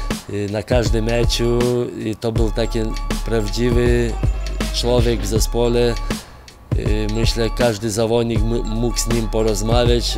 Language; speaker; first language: Polish; non-native, fluent; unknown